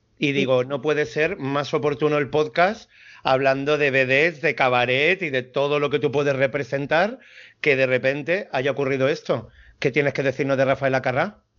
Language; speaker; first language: Spanish; native; Spanish